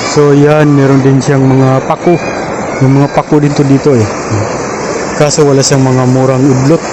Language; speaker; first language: Filipino; native; Filipino